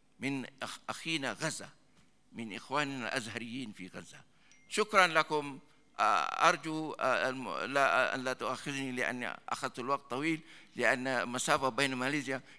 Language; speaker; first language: Arabic; non-native, fluent; Malay